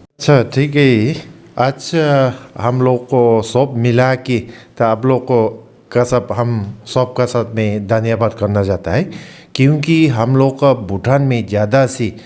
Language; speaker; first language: Hindi; non-native, learner; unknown